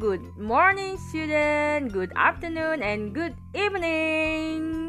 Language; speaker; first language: English; non-native, fluent; Indonesian